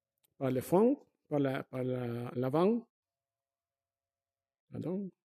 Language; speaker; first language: French; non-native, fluent; Spanish